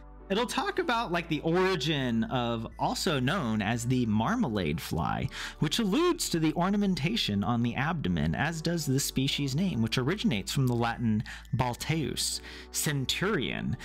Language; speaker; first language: English; native; English